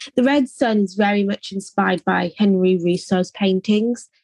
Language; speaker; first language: English; native; English